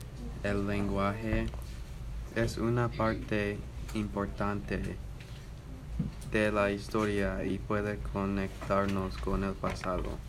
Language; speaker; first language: Spanish; non-native, learner; English